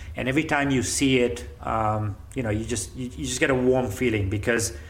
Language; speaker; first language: English; non-native, local second language; Gujarati